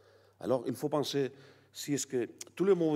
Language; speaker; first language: French; non-native, learner; Catalan